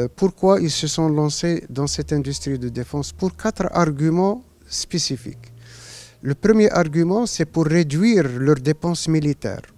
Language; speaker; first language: French; non-native, local second language; Arabic